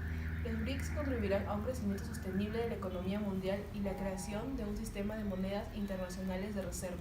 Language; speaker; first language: Spanish; native; Spanish